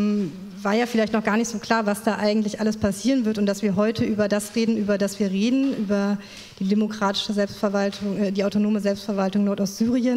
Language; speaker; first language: German; native; German